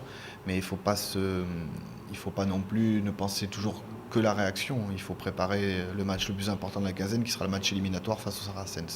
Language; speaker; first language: French; native; French